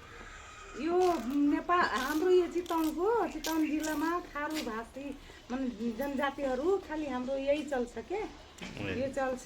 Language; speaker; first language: Nepali; non-native, local second language; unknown